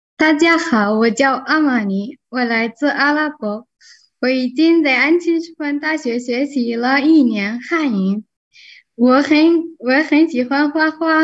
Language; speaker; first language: Chinese; non-native, learner; Arabic